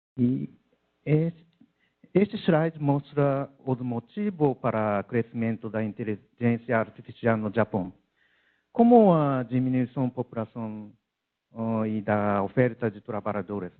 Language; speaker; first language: Portuguese; non-native, learner; Japanese